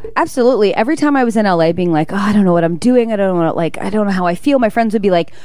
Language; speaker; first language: English; native; English